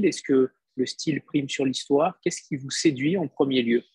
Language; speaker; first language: French; native; French